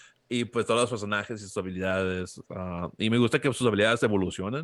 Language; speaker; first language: Spanish; early bilingual, heritage; Spanish